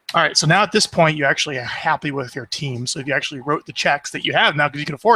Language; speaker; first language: English; native; English